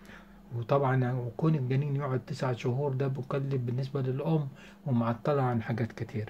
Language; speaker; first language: Arabic; native; Arabic